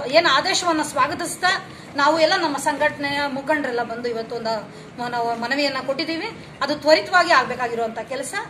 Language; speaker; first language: Kannada; native; Kannada